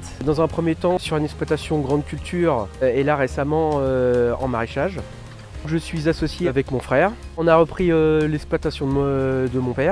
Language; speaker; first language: French; native; French